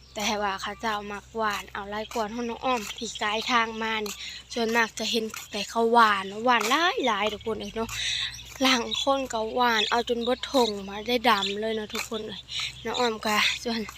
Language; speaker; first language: Thai; non-native, local second language; Lao